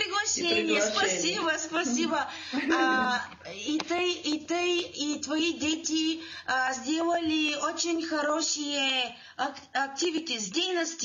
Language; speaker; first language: Russian; non-native, learner; Bulgarian